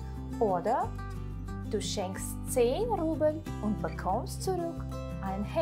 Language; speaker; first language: German; non-native, fluent; Russian